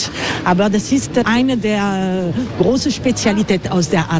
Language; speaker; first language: German; non-native, learner; French